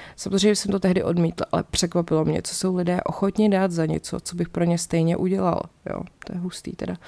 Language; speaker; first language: Czech; native; Czech